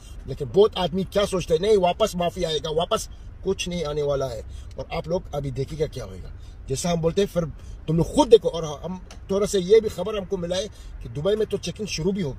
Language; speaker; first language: Hindi; non-native, fluent; Bangla